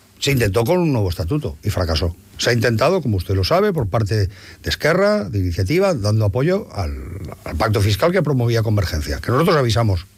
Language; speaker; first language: Spanish; non-native, local second language; Catalan